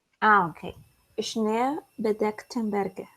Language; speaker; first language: German; non-native, learner; Spanish